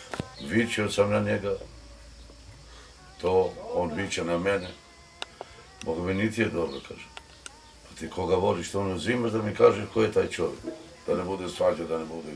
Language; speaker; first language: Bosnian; non-native, local second language; Romany